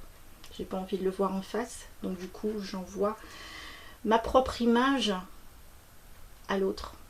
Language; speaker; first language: French; native; French